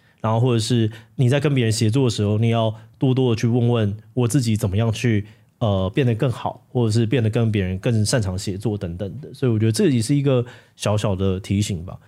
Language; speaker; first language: Chinese; native; Chinese